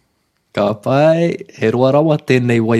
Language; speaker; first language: Māori; non-native, fluent; English